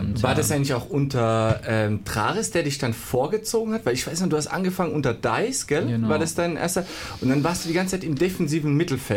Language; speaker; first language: German; native; German